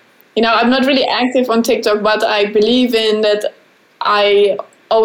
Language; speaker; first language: English; non-native, fluent; German